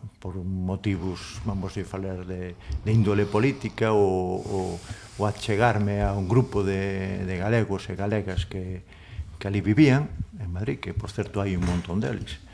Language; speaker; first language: Galician; non-native, local second language; Spanish